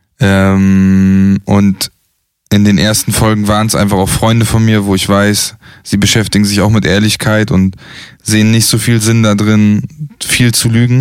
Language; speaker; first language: German; native; German